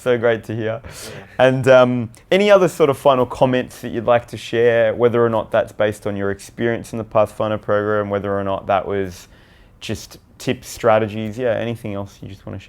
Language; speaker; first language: English; native; English